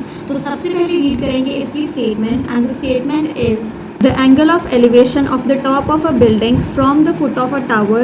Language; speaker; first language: Hindi; native; Hindi